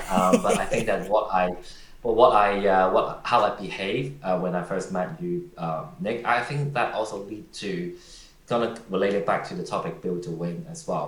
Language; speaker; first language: English; non-native, local second language; Cantonese